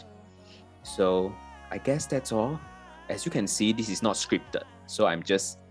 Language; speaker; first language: English; non-native, local second language; Chinese